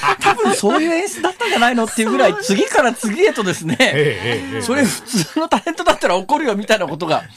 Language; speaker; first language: Japanese; native; Japanese